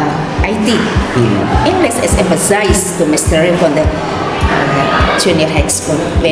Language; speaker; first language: English; non-native, learner; Indonesian